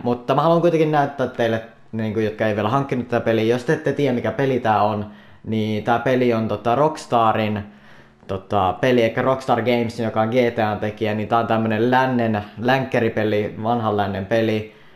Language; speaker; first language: Finnish; native; Finnish